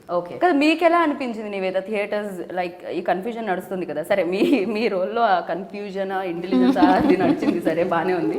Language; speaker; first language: Telugu; native; Telugu